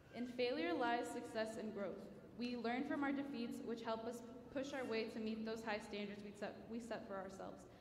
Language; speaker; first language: English; early bilingual, other home language; Spanish